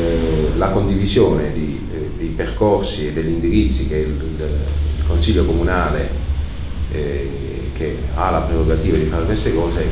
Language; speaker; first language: Italian; native; Italian